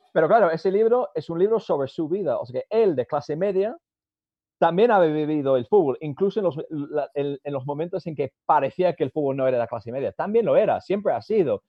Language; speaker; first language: Spanish; non-native, fluent; English